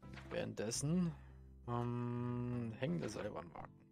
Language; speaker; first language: German; native; German